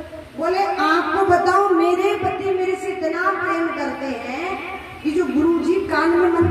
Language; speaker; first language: Hindi; native; Hindi